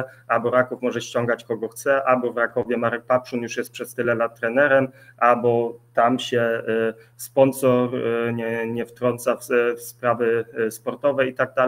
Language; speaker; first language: Polish; early bilingual, heritage; Polish